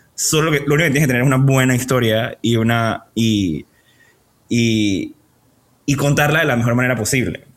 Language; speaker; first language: Spanish; native; Spanish